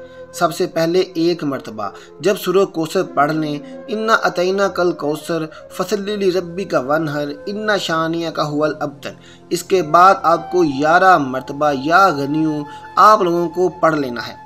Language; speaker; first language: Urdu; native; Urdu